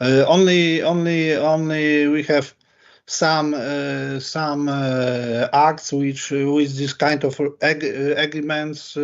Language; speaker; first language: English; non-native, learner; Polish